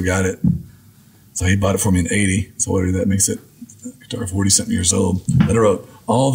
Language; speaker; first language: English; native; English